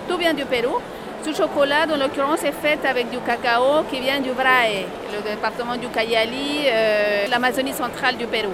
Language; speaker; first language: French; non-native, fluent; Spanish